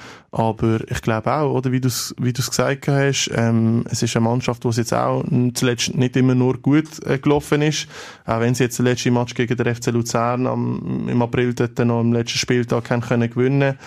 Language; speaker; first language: German; native; German